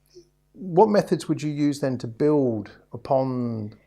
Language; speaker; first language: English; native; English